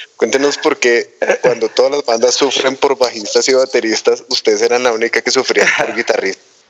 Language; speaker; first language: Spanish; native; Spanish